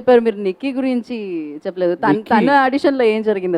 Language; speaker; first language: Telugu; native; Telugu